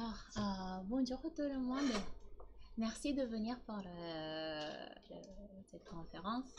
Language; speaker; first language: French; non-native, learner; Japanese